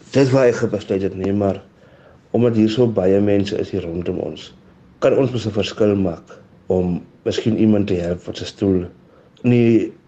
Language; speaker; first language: Afrikaans; native; Afrikaans